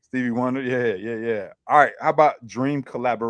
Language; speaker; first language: English; native; English